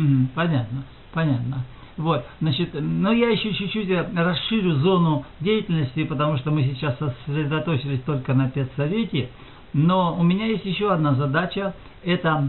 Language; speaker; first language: Russian; native; Russian